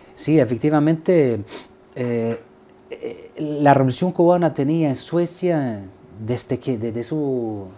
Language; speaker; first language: Spanish; non-native, fluent; Swedish